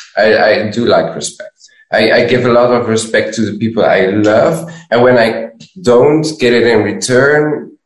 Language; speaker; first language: English; non-native, fluent; Dutch